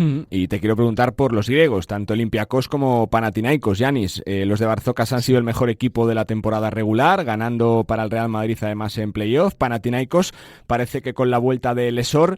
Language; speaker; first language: Spanish; native; Spanish